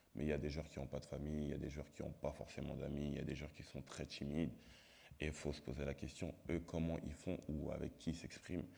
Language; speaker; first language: French; native; French